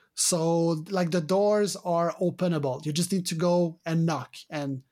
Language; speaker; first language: English; non-native, fluent; French